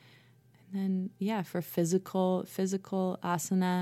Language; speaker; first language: English; native; English